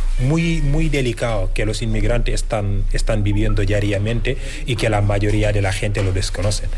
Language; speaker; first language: Spanish; non-native, fluent; Wolof